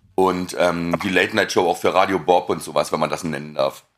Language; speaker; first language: German; native; German